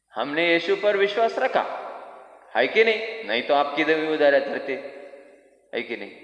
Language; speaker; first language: Hindi; non-native, local second language; Kannada